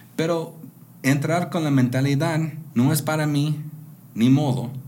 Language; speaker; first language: Spanish; non-native, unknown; English